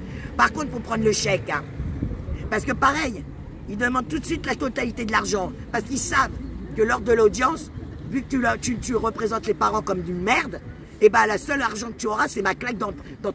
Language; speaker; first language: French; native; French